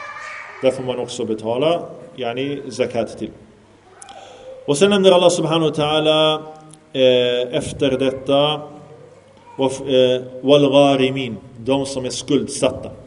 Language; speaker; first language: Swedish; early bilingual, other home language; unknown